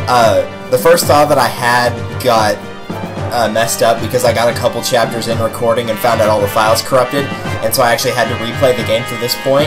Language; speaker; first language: English; native; English